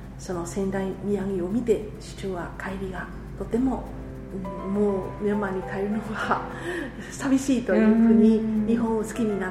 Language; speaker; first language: Japanese; non-native, fluent; Burmese